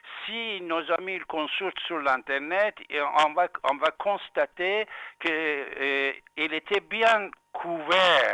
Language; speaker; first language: French; non-native, fluent; Persian